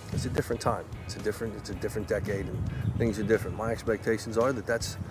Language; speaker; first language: English; native; English